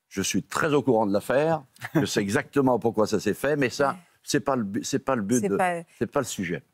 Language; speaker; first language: French; native; French